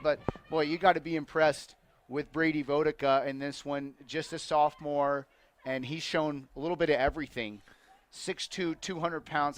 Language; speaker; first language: English; native; English